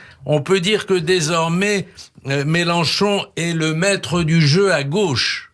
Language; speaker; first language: French; native; French